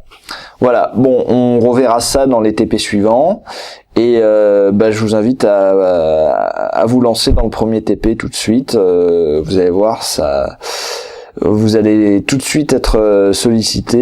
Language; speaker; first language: French; native; French